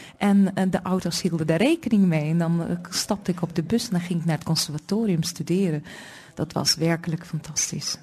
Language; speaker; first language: Dutch; non-native, fluent; Russian